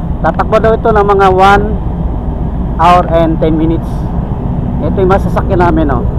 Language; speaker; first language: Filipino; non-native, local second language; Hiligaynon